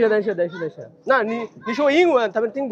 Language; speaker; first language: Chinese; non-native, learner; Bangla